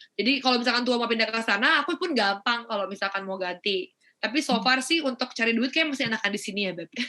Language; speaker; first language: Indonesian; native; Indonesian